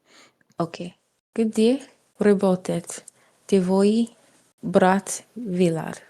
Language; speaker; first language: Russian; non-native, learner; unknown